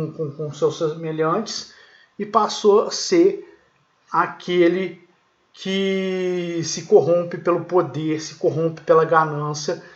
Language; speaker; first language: Portuguese; native; Portuguese